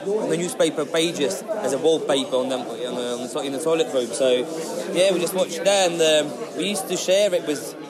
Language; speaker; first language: English; non-native, fluent; Ukrainian